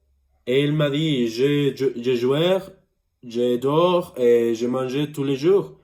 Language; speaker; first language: French; non-native, learner; Spanish